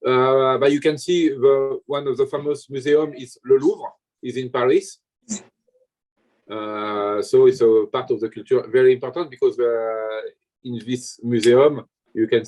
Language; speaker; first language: English; non-native, learner; French